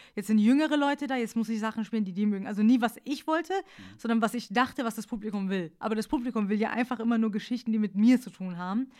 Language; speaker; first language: German; early bilingual, other home language; Persian